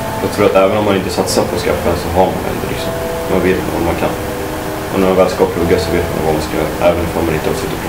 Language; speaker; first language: Swedish; native; Swedish